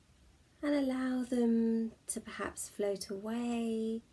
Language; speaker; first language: English; native; English